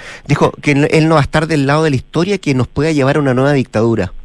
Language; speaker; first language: Spanish; native; Spanish